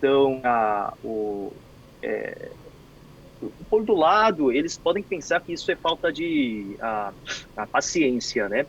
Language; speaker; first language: Portuguese; non-native, fluent; Korean